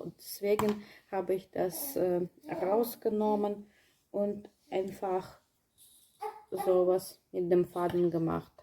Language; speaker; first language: German; non-native, learner; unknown